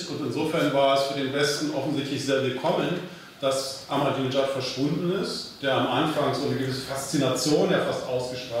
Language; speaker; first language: German; native; German